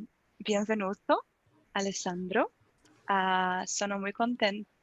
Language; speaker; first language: Italian; non-native, learner; Portuguese